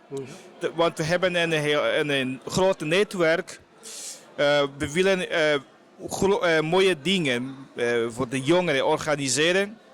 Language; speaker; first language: Dutch; non-native, fluent; Portuguese